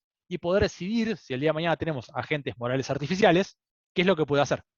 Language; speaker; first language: Spanish; native; Spanish